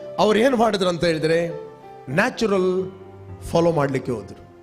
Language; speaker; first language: Kannada; non-native, local second language; Konkani